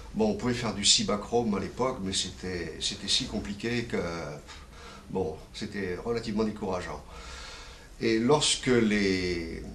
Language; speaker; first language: French; native; French